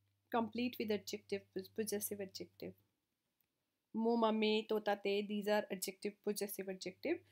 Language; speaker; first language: English; non-native, local second language; Hindi